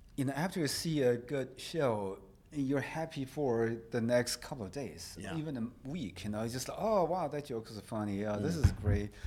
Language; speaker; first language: English; non-native, fluent; Chinese